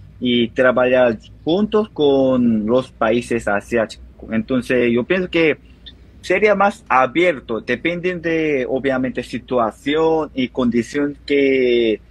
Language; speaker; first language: Spanish; non-native, learner; Korean